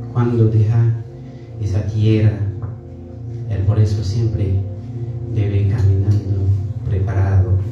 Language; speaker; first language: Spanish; non-native, learner; Haitian Creole